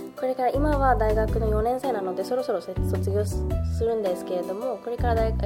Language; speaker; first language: Japanese; non-native, fluent; Bangla